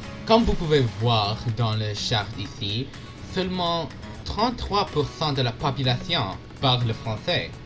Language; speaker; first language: French; non-native, learner; English